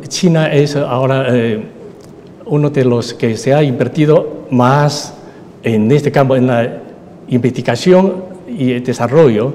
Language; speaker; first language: Spanish; non-native, fluent; Chinese